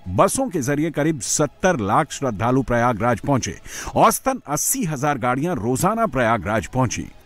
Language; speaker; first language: Hindi; native; Hindi